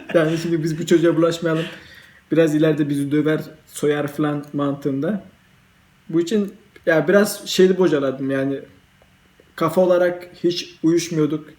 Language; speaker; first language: Turkish; early bilingual, heritage; Turkish